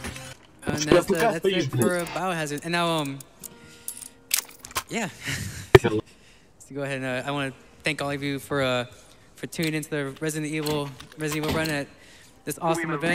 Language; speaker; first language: English; native; English